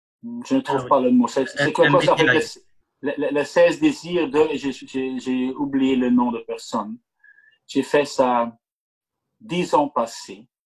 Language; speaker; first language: French; non-native, local second language; Dutch